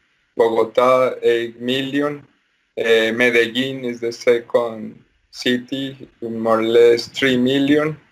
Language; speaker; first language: English; non-native, learner; Spanish